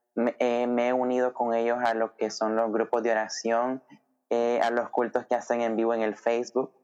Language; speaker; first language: Spanish; native; Spanish